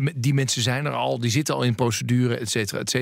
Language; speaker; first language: Dutch; native; Dutch